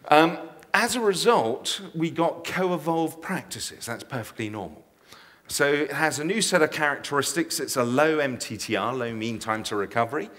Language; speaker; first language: English; native; English